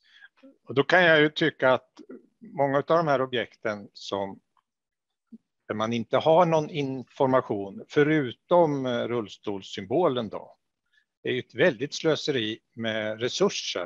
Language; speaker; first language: Swedish; native; Swedish